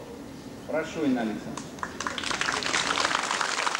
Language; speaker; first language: Russian; native; Russian